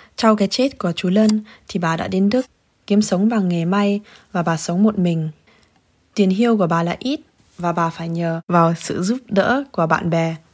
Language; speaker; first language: Vietnamese; early bilingual, heritage; Vietnamese